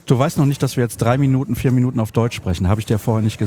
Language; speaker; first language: German; native; German